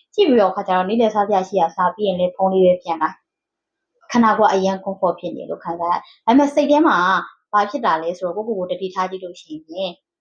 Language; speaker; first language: Burmese; native; Burmese